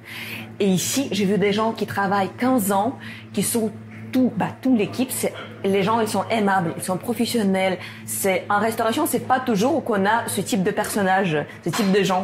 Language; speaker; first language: French; non-native, fluent; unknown